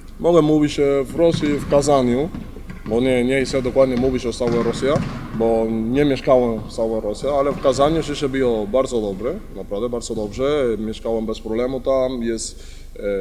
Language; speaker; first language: Polish; non-native, learner; Spanish